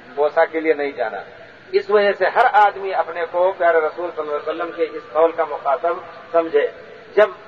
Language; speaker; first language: Urdu; native; Urdu